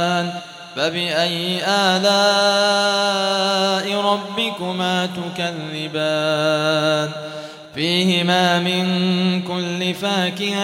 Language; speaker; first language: Arabic; native; Arabic